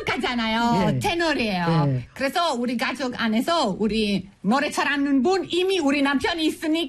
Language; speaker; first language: Korean; non-native, fluent; Italian